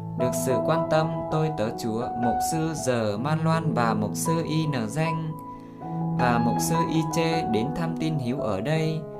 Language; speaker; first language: Vietnamese; non-native, local second language; Iu Mien